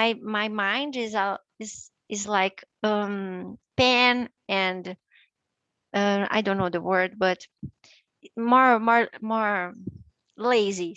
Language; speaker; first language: English; non-native, learner; Portuguese